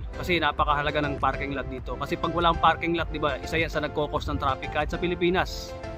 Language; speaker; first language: Filipino; native; Filipino